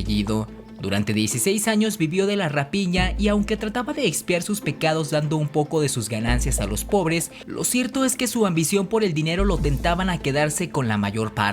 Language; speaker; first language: Spanish; native; Spanish